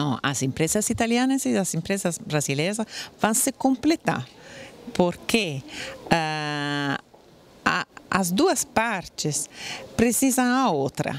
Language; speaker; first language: Portuguese; non-native, fluent; Italian